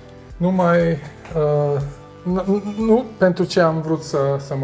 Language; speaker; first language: Romanian; non-native, learner; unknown